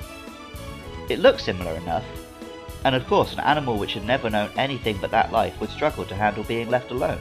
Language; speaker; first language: English; native; English